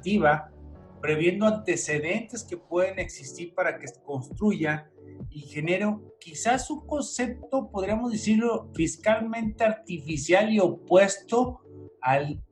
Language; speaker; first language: Spanish; native; Spanish